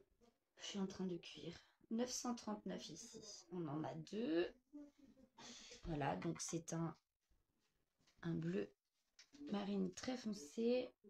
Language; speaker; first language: French; native; French